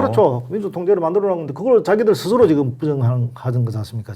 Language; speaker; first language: Korean; native; Korean